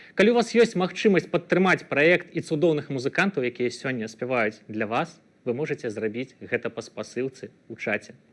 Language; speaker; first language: Belarusian; native; Belarusian